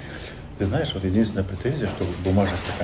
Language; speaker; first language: Russian; native; Russian